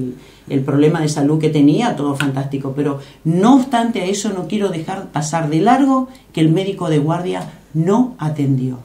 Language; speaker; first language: Spanish; native; Spanish